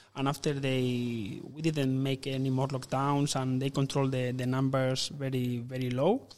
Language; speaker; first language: English; non-native, fluent; Spanish